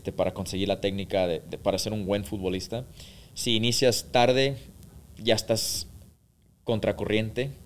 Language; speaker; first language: Spanish; early bilingual, heritage; Spanish